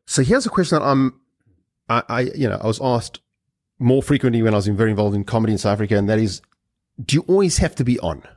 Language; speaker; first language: English; native; English